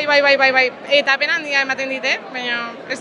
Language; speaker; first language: Basque; non-native, learner; Spanish